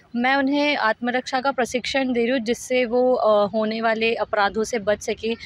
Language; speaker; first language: Hindi; native; Hindi